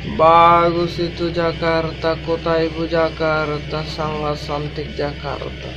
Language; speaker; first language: Indonesian; non-native, learner; Bangla